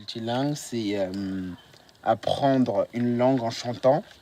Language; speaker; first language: French; early bilingual, other home language; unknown